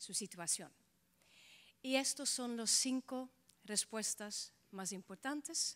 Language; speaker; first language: Spanish; non-native, fluent; Dutch